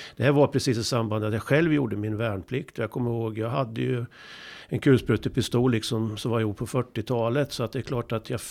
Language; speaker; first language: Swedish; native; Swedish